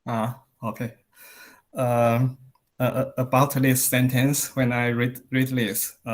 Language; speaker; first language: English; non-native, learner; Chinese